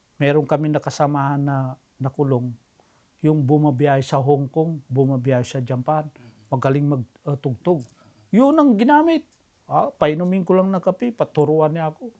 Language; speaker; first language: Filipino; non-native, local second language; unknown